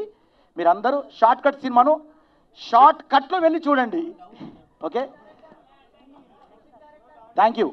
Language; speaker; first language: Telugu; native; Telugu